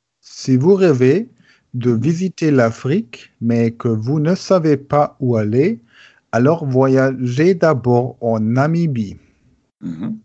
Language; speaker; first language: French; non-native, learner; German